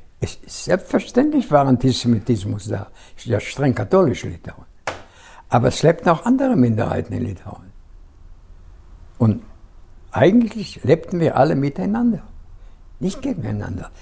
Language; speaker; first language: German; non-native, fluent; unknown